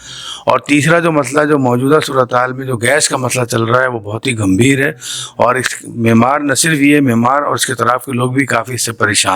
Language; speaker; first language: Urdu; native; Urdu